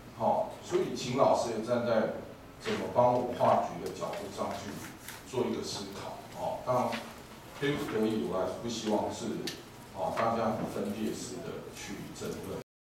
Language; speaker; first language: Chinese; native; Chinese